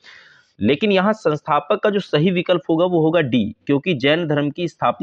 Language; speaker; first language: Hindi; native; Hindi